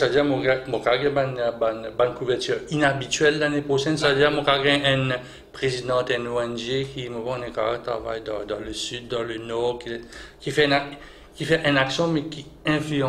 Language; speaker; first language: French; non-native, local second language; Morisyen